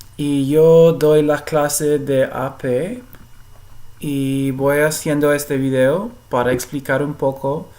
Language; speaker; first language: Spanish; non-native, fluent; English